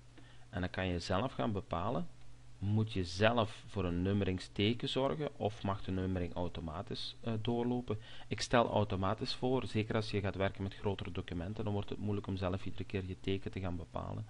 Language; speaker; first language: Dutch; native; Dutch